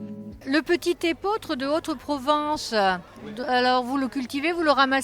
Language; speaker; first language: French; native; French